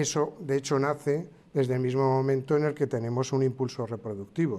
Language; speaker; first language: Spanish; native; Spanish